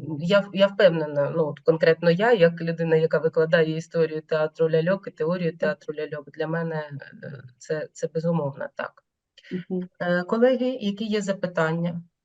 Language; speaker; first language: Ukrainian; native; Ukrainian